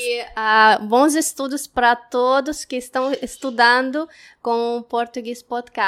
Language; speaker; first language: Portuguese; non-native, fluent; Russian